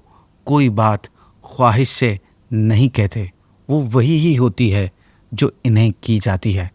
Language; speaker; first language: Urdu; native; Urdu